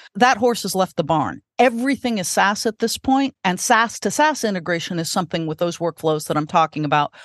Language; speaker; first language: English; native; English